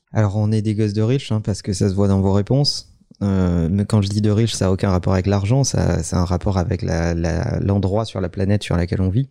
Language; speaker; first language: French; native; French